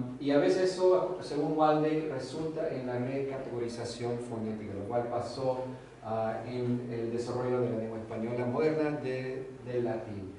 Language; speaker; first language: Spanish; non-native, fluent; English